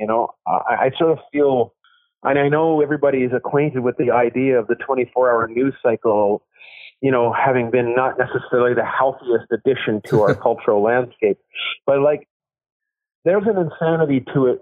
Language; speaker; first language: English; native; English